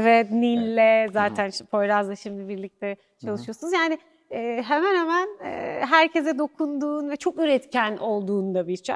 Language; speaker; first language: Turkish; native; Turkish